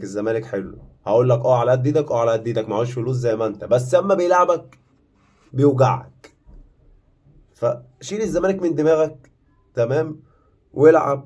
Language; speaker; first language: Arabic; native; Arabic